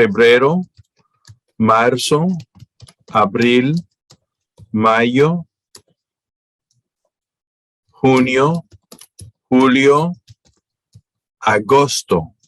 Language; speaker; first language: Spanish; non-native, fluent; English